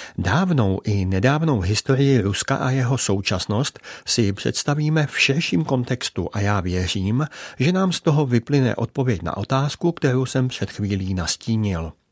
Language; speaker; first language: Czech; native; Czech